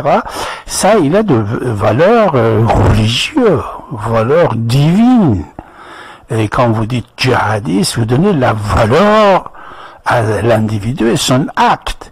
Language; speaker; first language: French; non-native, fluent; Persian